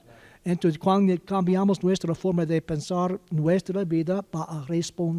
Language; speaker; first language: Spanish; non-native, learner; English